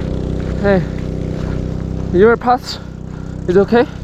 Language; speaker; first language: English; non-native, learner; Korean